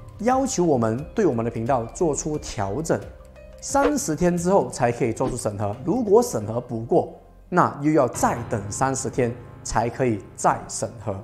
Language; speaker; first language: Chinese; native; Chinese